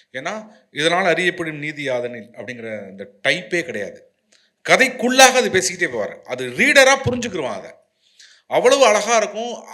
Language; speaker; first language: Tamil; non-native, local second language; Malayalam